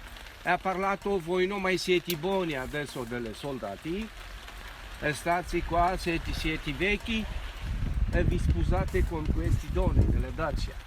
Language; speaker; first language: Italian; non-native, learner; Romanian